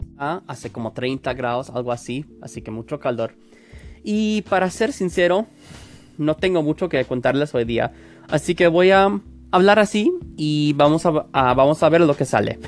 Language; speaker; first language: Spanish; non-native, fluent; English